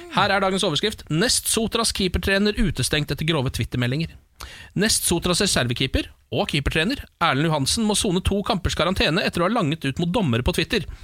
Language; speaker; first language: Norwegian; native; Norwegian